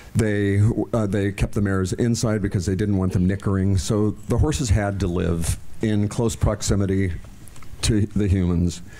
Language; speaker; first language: English; native; English